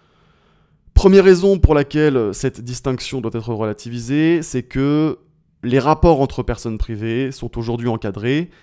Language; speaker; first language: French; native; French